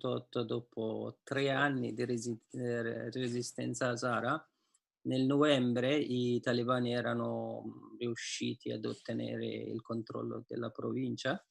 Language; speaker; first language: Italian; non-native, fluent; Persian